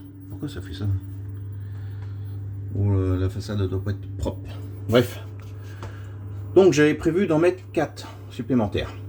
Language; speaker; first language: French; native; French